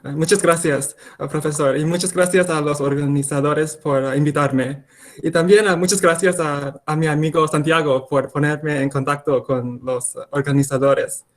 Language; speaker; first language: Spanish; non-native, fluent; English